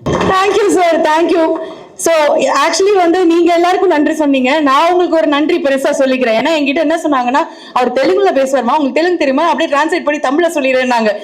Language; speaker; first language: Tamil; native; Tamil